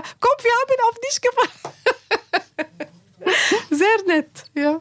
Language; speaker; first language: German; non-native, learner; Arabic